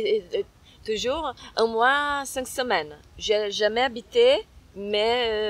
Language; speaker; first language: French; non-native, fluent; Portuguese